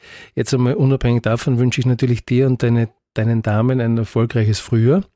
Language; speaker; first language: German; native; German